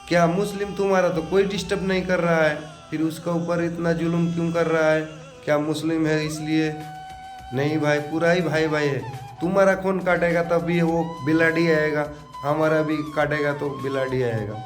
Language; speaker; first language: Hindi; non-native, local second language; Bangla